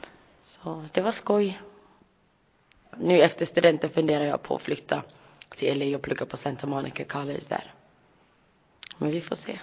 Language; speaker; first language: Swedish; early bilingual, other home language; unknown